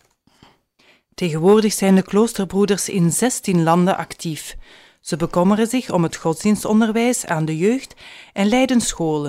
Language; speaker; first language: Dutch; native; Dutch